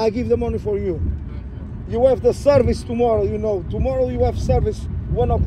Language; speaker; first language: English; non-native, learner; Portuguese